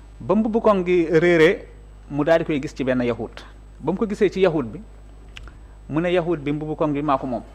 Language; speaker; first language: Wolof; native; Wolof